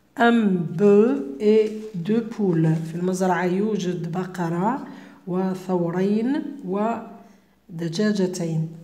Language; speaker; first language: French; non-native, local second language; Arabic